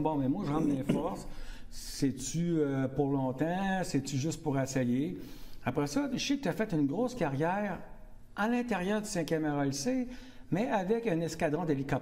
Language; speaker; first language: French; native; French